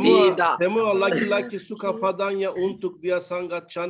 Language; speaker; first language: Indonesian; non-native, learner; Turkish